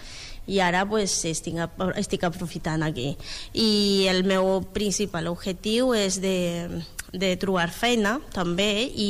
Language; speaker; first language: Catalan; non-native, learner; Spanish